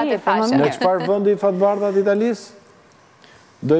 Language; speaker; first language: Albanian; native; Albanian